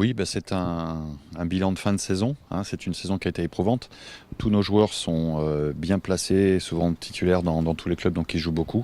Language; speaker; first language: French; native; French